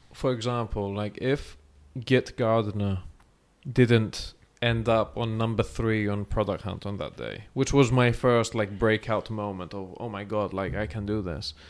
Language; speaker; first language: English; non-native, fluent; Greek